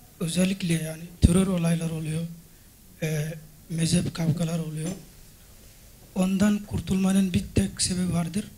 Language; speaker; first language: Turkish; non-native, fluent; Somali